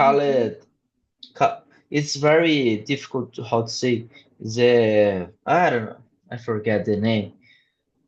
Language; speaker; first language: English; non-native, learner; Portuguese